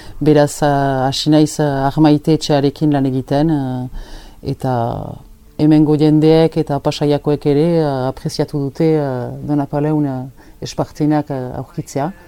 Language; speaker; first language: Basque; native; Basque